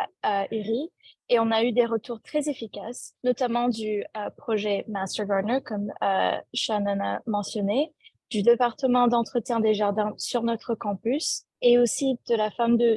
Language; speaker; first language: French; non-native, fluent; English